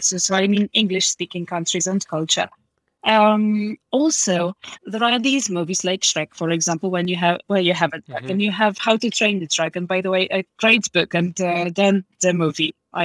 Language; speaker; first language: English; non-native, fluent; Polish